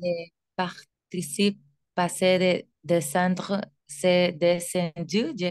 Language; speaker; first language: French; non-native, learner; Spanish